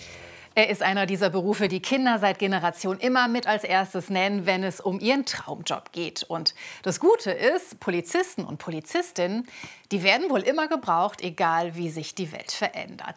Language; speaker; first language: German; native; German